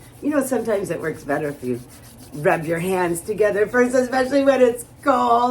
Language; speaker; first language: English; native; English